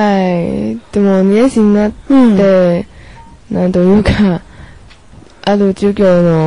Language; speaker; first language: Japanese; non-native, learner; Chinese